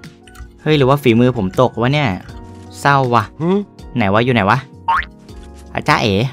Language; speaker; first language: Thai; native; Thai